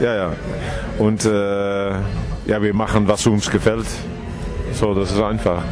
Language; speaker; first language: German; non-native, fluent; Dutch